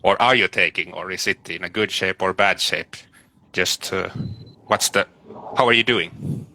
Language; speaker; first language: English; non-native, fluent; Finnish